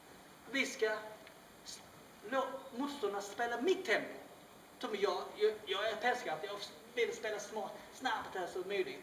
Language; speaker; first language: Swedish; non-native, learner; Chinese